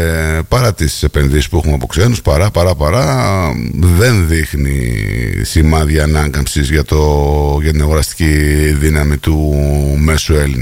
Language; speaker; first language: Greek; native; Greek